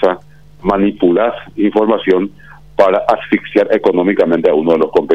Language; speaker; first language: Spanish; native; Spanish